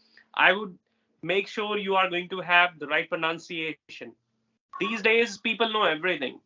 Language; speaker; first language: English; non-native, local second language; Hindi